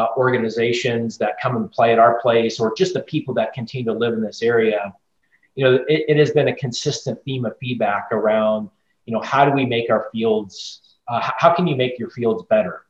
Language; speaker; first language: English; native; English